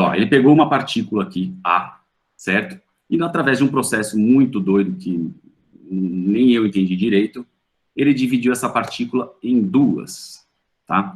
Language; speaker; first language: Portuguese; native; Portuguese